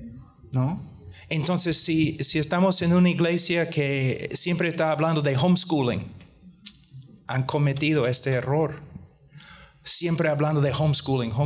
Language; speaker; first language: Spanish; non-native, fluent; English